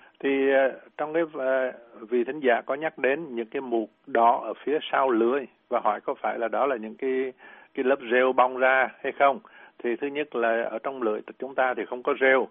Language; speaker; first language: Vietnamese; native; Vietnamese